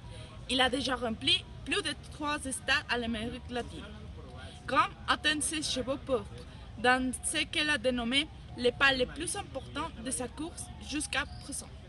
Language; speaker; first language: French; non-native, learner; Spanish